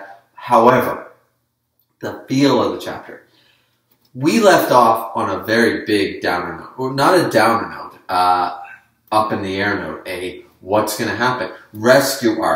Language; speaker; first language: English; native; English